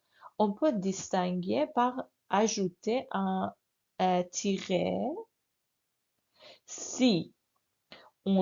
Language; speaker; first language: French; non-native, fluent; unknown